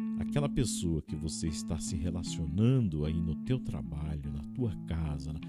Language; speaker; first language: Portuguese; native; Portuguese